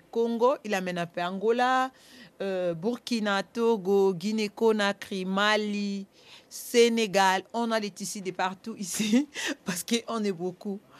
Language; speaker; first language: French; non-native, local second language; Lingala